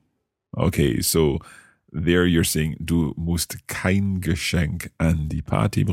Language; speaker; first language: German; non-native, learner; English